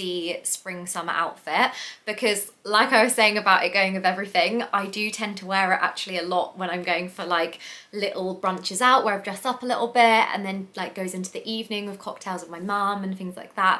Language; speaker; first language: English; native; English